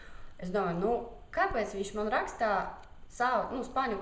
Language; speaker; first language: Latvian; non-native, local second language; Russian